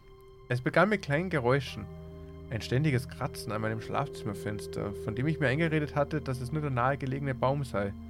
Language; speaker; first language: German; native; German